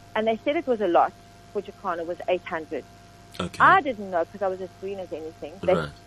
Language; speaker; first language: English; native; English